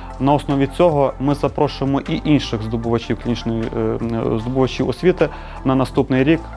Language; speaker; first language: Ukrainian; native; Ukrainian